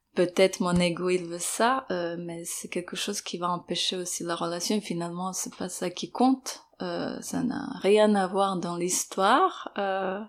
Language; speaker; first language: French; non-native, fluent; Serbian